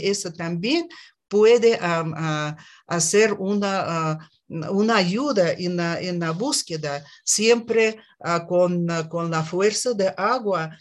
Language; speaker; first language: Spanish; non-native, learner; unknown